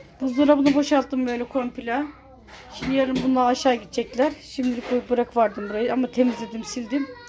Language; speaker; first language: Turkish; native; Turkish